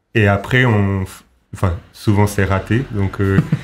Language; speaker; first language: French; non-native, fluent; Portuguese